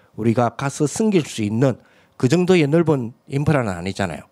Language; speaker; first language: Korean; native; Korean